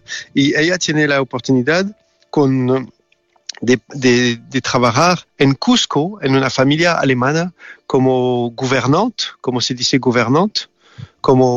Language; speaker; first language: Spanish; non-native, fluent; French